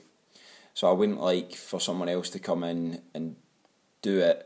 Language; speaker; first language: English; native; English